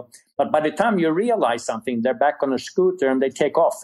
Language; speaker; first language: English; non-native, fluent; Swedish